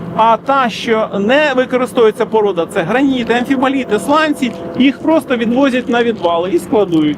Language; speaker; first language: Ukrainian; native; Ukrainian